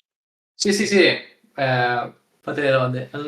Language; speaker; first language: Italian; non-native, learner; Spanish